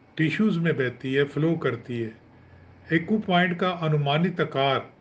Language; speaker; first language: Hindi; non-native, local second language; Punjabi